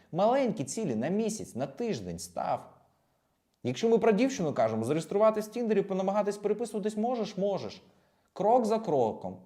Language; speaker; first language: Ukrainian; non-native, local second language; Russian